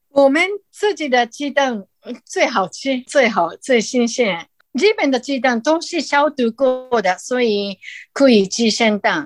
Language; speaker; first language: Chinese; non-native, fluent; Japanese